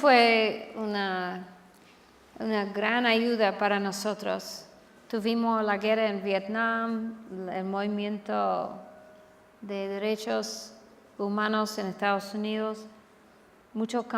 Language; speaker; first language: Spanish; non-native, fluent; English